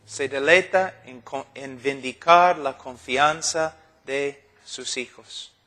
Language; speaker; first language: Spanish; non-native, fluent; English